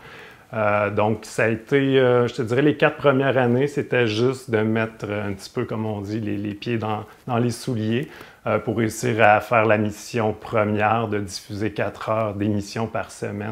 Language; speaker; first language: French; native; French